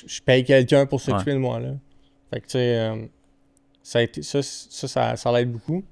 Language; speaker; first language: French; native; French